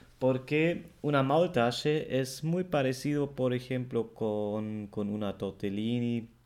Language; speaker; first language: Spanish; non-native, fluent; German